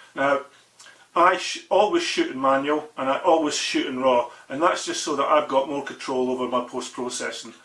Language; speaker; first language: English; native; English